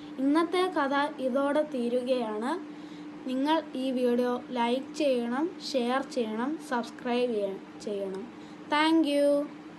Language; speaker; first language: Malayalam; non-native, learner; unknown